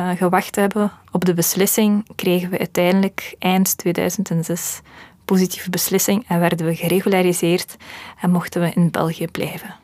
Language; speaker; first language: Dutch; early bilingual, other home language; Russian